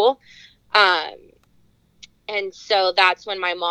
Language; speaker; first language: English; native; English